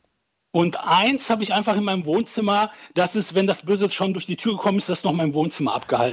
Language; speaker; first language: German; early bilingual, other home language; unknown